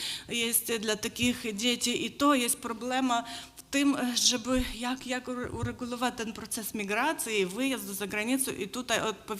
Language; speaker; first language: Polish; non-native, learner; Ukrainian